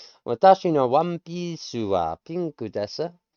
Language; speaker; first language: Japanese; non-native, learner; English